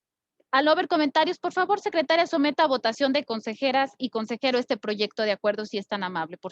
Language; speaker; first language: Spanish; native; Spanish